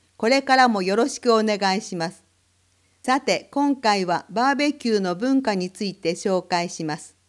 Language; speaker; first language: Japanese; non-native, fluent; English